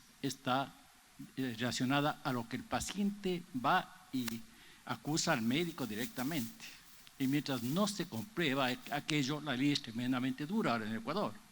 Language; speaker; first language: Spanish; native; Spanish